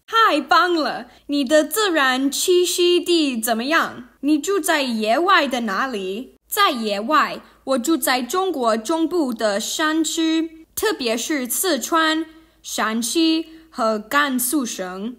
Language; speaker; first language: Chinese; non-native, learner; English